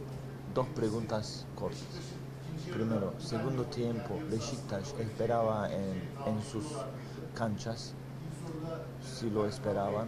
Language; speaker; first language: Spanish; non-native, learner; Turkish